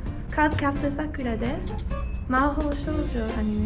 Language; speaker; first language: Japanese; non-native, learner; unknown